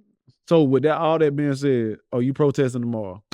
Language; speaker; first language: English; native; English